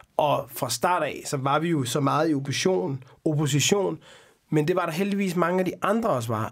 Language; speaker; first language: Danish; early bilingual, other home language; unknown